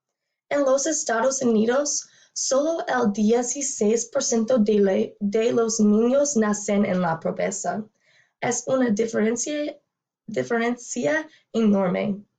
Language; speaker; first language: Spanish; non-native, learner; English